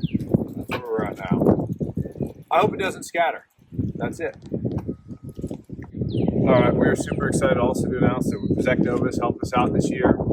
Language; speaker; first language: English; native; English